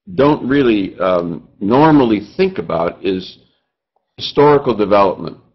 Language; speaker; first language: English; native; English